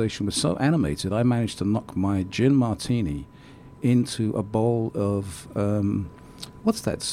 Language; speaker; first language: English; native; English